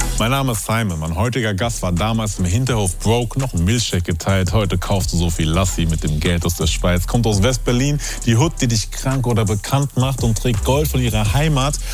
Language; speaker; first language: German; native; German